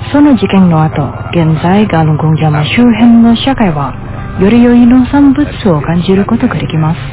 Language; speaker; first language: Japanese; non-native, fluent; Indonesian